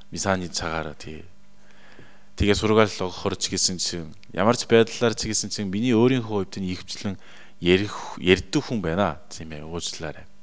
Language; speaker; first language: Mongolian; native; Mongolian